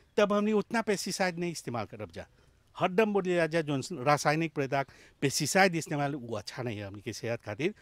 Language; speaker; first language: Bhojpuri; native; Bhojpuri